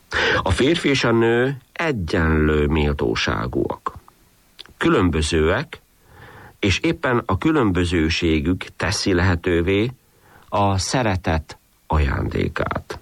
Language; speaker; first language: Hungarian; native; Hungarian